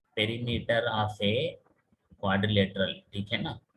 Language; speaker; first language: Hindi; non-native, local second language; Telugu